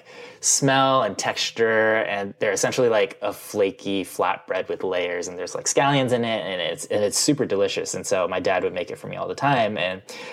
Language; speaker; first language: English; native; English